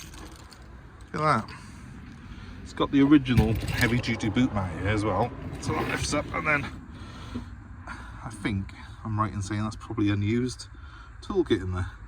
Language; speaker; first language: English; native; English